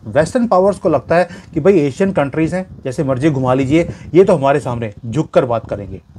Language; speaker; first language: Hindi; native; Hindi